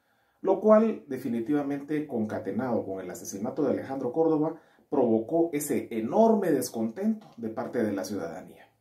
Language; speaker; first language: Spanish; native; Spanish